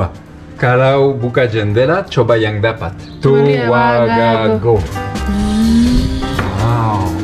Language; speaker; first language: Indonesian; non-native, fluent; Croatian